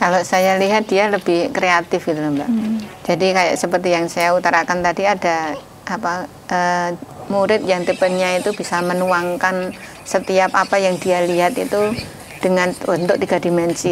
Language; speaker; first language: Indonesian; native; Indonesian